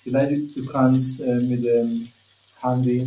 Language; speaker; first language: German; non-native, learner; Spanish